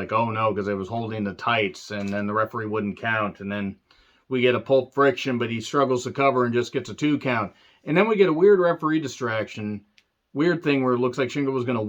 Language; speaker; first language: English; native; English